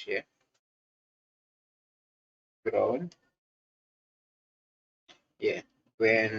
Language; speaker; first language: English; non-native, learner; Indonesian